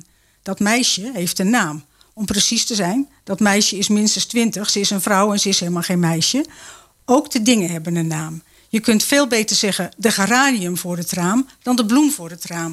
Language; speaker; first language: Dutch; native; Dutch